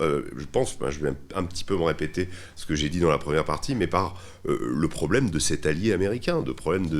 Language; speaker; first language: French; native; French